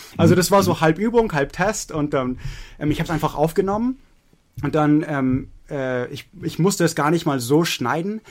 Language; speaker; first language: German; non-native, fluent; English